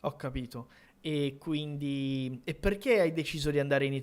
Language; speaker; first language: Italian; non-native, fluent; Portuguese